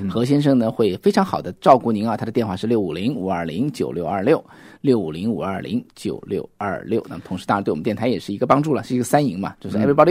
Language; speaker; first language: Chinese; native; Chinese